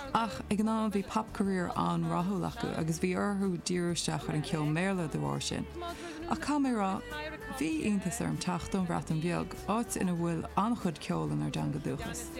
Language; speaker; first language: Irish; non-native, fluent; French